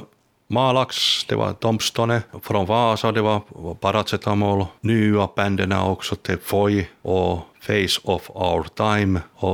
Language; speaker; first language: Swedish; non-native, local second language; Finnish